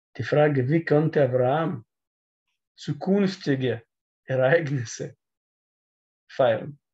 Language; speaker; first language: German; non-native, learner; Russian